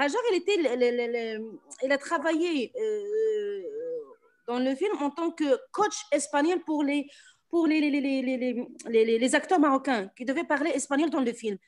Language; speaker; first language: French; non-native, local second language; Arabic